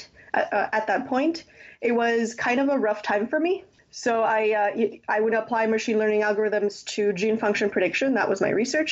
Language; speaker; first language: English; native; English